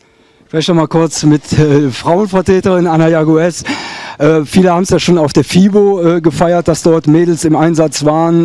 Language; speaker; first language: German; native; German